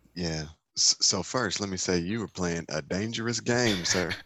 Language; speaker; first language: English; native; English